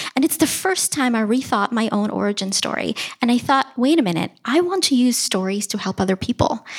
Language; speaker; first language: English; early bilingual, other home language; Russian